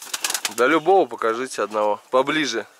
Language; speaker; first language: Russian; native; Russian